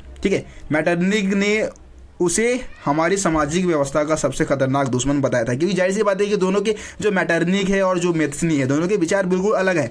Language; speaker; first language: Hindi; native; Hindi